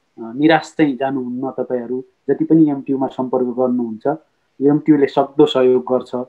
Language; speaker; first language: Nepali; native; Nepali